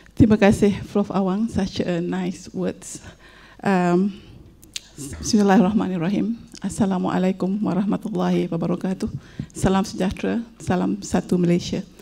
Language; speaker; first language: Malay; native; Malay